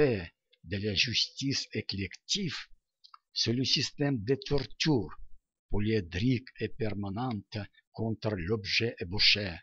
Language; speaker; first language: French; non-native, learner; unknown